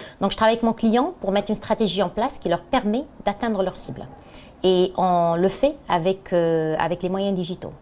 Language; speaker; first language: French; non-native, local second language; Arabic